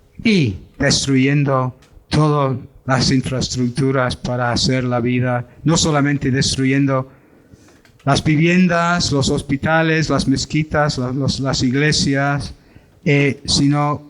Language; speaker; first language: Spanish; non-native, fluent; English